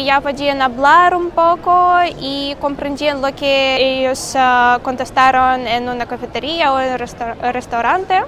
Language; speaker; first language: Spanish; non-native, fluent; Russian